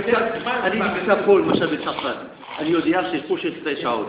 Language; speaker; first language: Hebrew; non-native, fluent; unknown